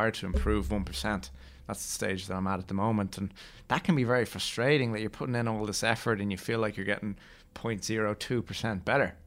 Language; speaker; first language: English; native; English